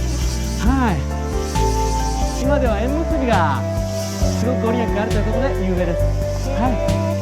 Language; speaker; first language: Japanese; native; Japanese